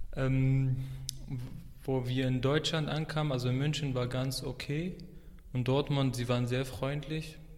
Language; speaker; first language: German; non-native, fluent; Arabic